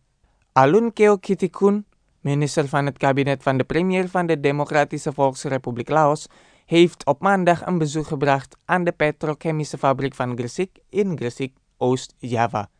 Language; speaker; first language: Dutch; non-native, fluent; Indonesian